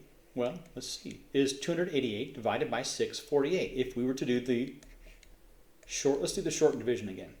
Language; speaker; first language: English; native; English